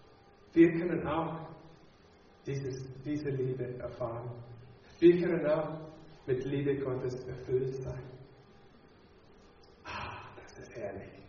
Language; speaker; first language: German; non-native, fluent; English